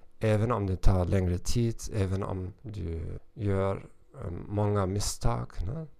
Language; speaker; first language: Swedish; non-native, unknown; German